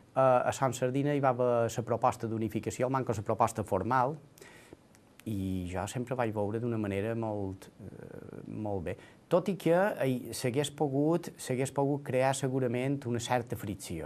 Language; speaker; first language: Catalan; native; Catalan